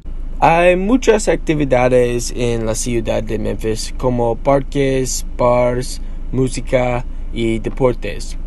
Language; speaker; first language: Spanish; non-native, learner; English